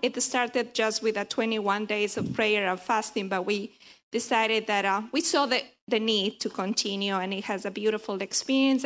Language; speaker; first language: English; non-native, fluent; Spanish